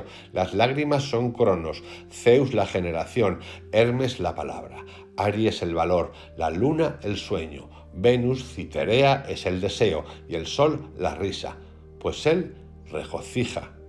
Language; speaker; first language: Spanish; native; Spanish